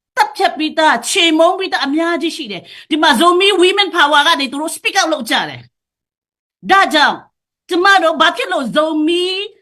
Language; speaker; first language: Burmese; non-native, local second language; Tedim Chin